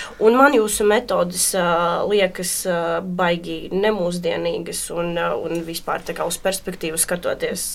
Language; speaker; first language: Latvian; non-native, local second language; Russian